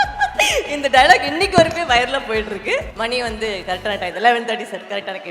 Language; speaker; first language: Tamil; native; Tamil